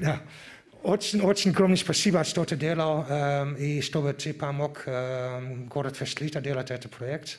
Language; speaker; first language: Russian; non-native, learner; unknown